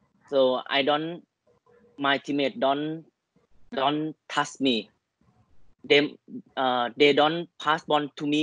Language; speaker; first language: English; non-native, learner; Thai